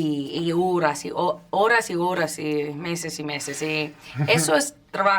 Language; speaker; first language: Spanish; non-native, learner; English